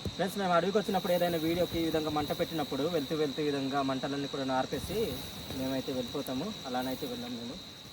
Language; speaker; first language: Telugu; native; Telugu